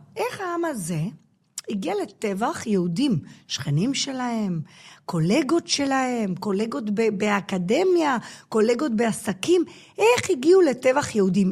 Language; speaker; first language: Hebrew; non-native, fluent; English